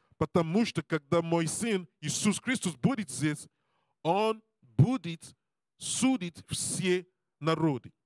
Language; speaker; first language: Russian; non-native, learner; English